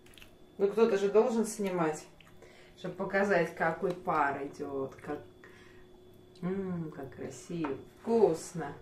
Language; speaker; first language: Russian; native; Russian